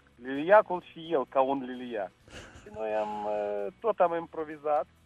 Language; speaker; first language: Romanian; non-native, local second language; Russian